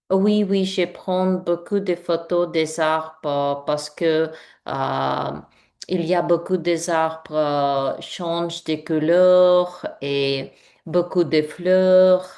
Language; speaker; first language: French; non-native, learner; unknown